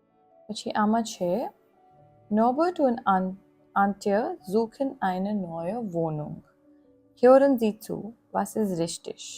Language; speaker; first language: German; non-native, fluent; Gujarati